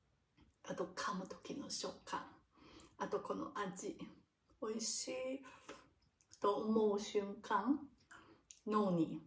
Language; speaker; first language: Japanese; non-native, learner; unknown